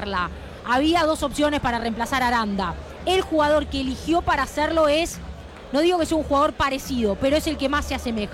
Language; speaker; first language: Spanish; native; Spanish